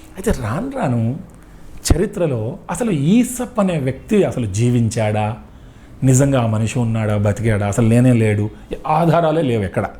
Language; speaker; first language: Telugu; native; Telugu